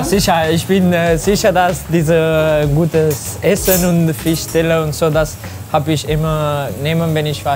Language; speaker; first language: German; non-native, learner; Spanish